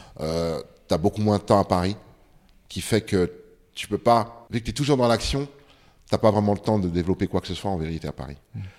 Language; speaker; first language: French; early bilingual, other home language; Bambara